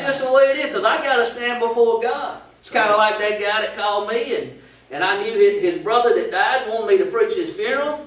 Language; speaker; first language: English; native; English